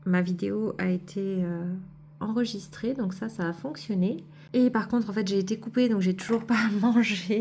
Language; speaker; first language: French; native; French